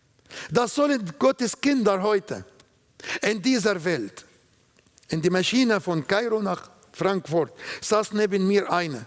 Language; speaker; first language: German; non-native, learner; Arabic